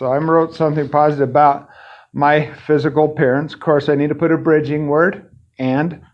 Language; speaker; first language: English; native; English